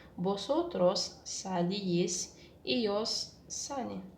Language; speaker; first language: Spanish; non-native, fluent; Arabic